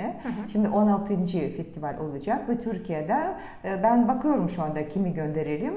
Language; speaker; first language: Turkish; non-native, fluent; Russian